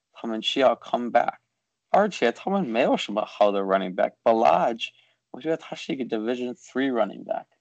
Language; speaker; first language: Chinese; early bilingual, heritage; Chinese